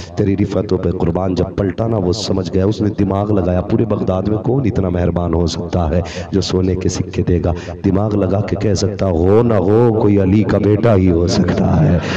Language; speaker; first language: Urdu; native; Urdu